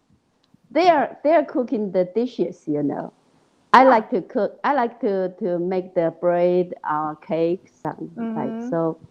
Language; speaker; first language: English; non-native, learner; Chinese